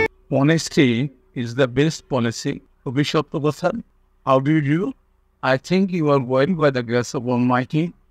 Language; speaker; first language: English; non-native, local second language; Bangla